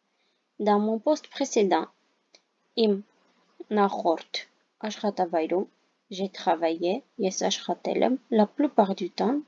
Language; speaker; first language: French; non-native, fluent; Armenian